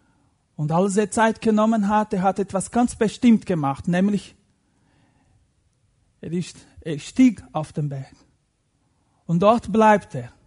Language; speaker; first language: German; non-native, fluent; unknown